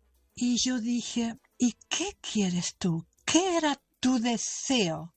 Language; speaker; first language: Spanish; non-native, fluent; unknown